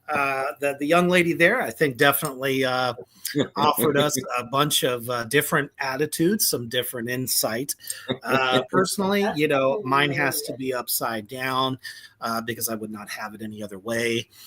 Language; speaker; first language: English; native; English